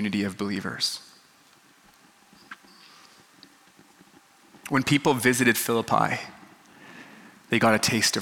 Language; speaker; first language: English; native; English